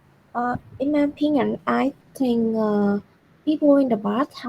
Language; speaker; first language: English; non-native, learner; Vietnamese